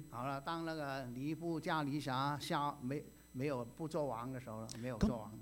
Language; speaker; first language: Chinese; non-native, local second language; Cantonese